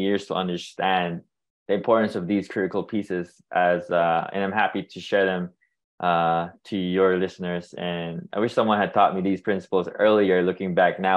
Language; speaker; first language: English; non-native, local second language; Filipino